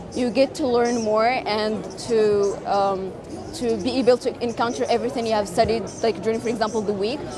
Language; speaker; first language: English; non-native, fluent; Arabic